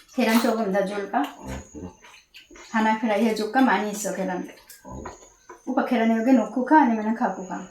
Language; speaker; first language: Korean; non-native, learner; Bangla